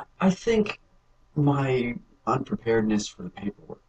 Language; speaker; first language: English; native; English